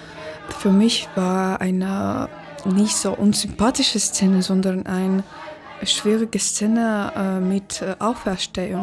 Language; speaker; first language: German; non-native, fluent; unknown